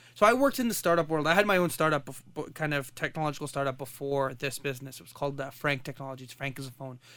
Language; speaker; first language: English; non-native, fluent; Arabic